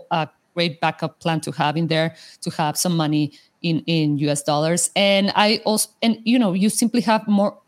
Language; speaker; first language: English; non-native, fluent; Spanish